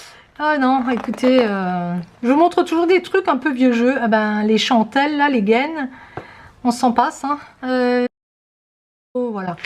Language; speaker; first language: French; native; French